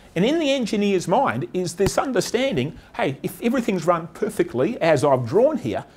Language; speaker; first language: English; native; English